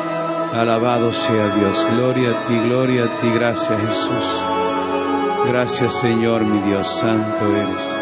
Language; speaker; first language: Spanish; native; Spanish